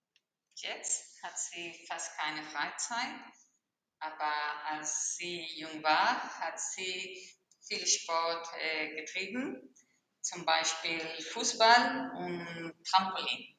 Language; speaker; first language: German; non-native, fluent; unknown